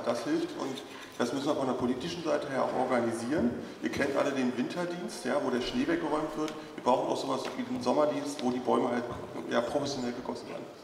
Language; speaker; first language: German; native; German